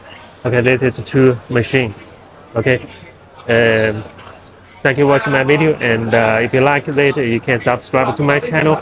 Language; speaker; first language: English; non-native, learner; Chinese